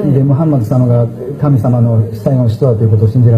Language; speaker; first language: Japanese; native; Japanese